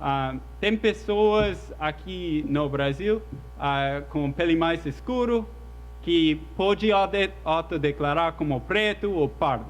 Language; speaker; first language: Portuguese; non-native, fluent; English